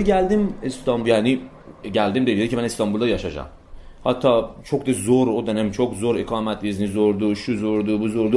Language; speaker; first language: Turkish; non-native, fluent; Persian